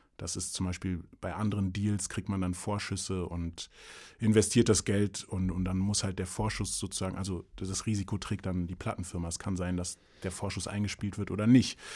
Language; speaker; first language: German; early bilingual, other home language; English